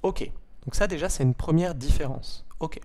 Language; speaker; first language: French; native; French